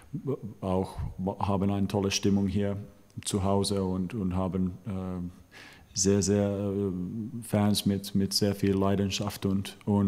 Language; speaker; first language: German; non-native, fluent; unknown